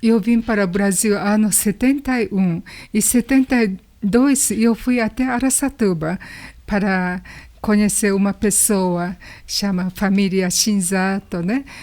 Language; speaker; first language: Portuguese; non-native, learner; Japanese